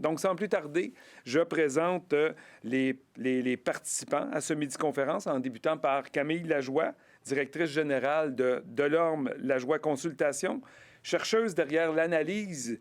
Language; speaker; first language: French; native; French